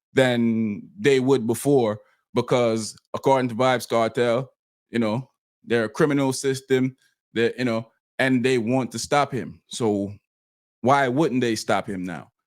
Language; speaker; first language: English; native; English